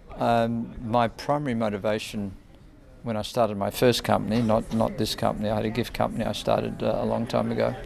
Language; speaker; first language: English; native; English